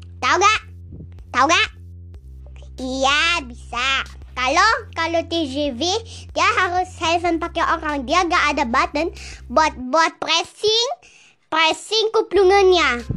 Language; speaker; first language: Indonesian; early bilingual, heritage; Indonesian